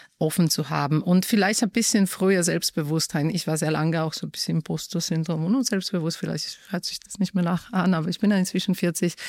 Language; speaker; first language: German; non-native, fluent; Polish